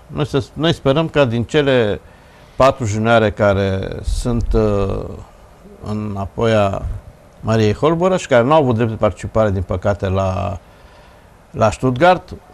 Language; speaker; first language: Romanian; native; Romanian